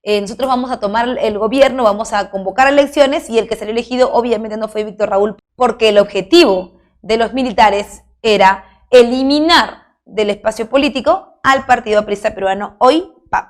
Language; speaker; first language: Spanish; native; Spanish